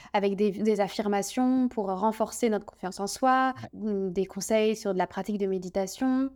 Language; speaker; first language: French; native; French